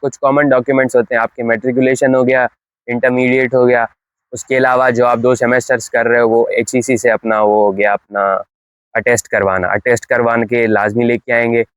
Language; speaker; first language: Urdu; native; Urdu